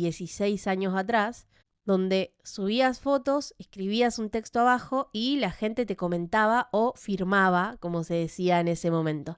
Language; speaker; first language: Spanish; native; Spanish